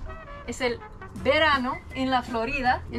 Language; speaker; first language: Spanish; non-native, fluent; English